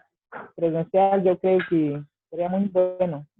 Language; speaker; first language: Spanish; non-native, fluent; Portuguese